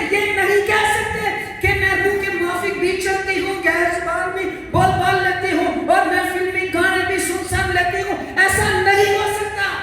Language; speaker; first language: Urdu; non-native, local second language; Punjabi